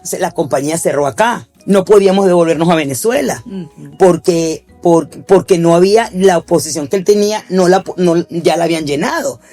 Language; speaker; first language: Spanish; native; Spanish